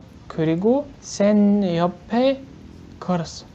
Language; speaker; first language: Korean; non-native, learner; French